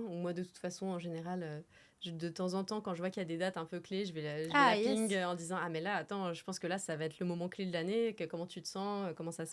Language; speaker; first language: French; native; French